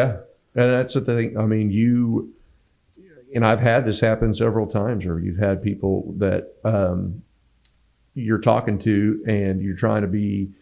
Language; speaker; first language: English; native; English